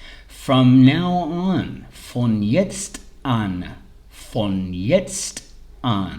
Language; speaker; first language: German; early bilingual, heritage; English